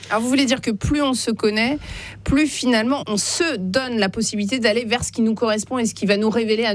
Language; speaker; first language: French; native; French